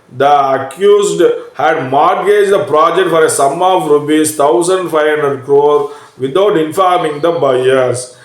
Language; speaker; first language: English; non-native, local second language; Tamil